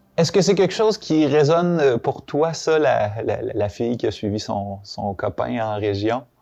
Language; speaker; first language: French; native; French